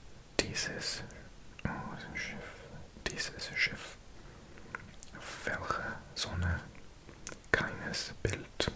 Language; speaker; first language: German; non-native, learner; English